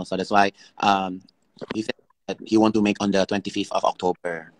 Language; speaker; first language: English; non-native, learner; Indonesian